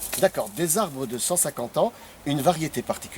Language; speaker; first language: French; native; French